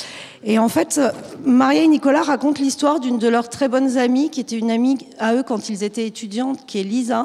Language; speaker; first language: French; native; French